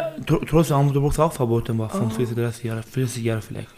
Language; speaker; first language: German; non-native, learner; Baluchi